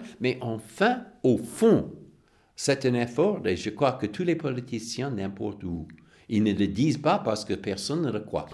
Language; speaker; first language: French; non-native, fluent; English